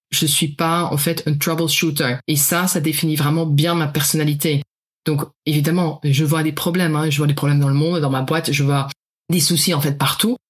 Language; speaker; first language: French; non-native, fluent; Dutch